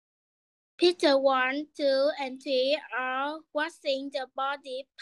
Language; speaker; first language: English; non-native, learner; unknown